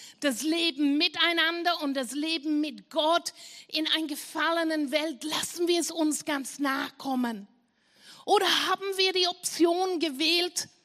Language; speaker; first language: German; non-native, fluent; English